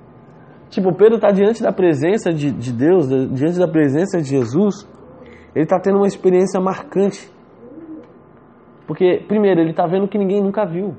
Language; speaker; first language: Portuguese; native; Portuguese